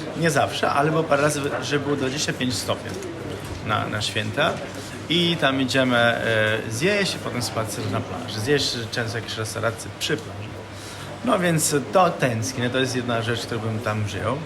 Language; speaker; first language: Polish; non-native, learner; Italian